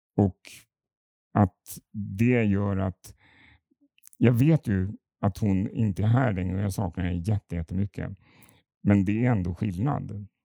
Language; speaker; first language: Swedish; native; Swedish